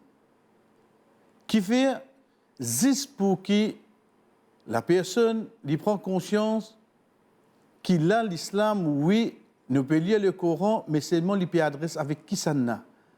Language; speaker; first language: French; non-native, local second language; Morisyen